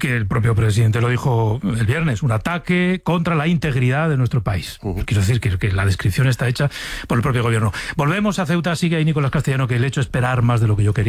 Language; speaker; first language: Spanish; native; Spanish